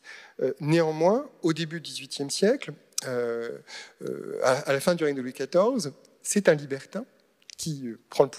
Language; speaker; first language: French; native; French